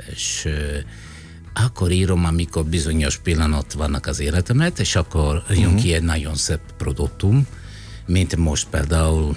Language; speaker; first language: Hungarian; non-native, fluent; Italian